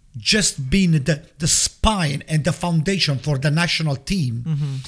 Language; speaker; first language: English; non-native, fluent; Italian